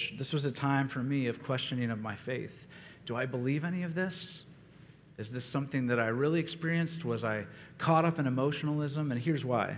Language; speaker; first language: English; native; English